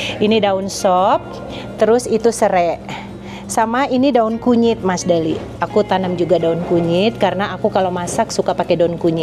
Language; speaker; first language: Indonesian; native; Indonesian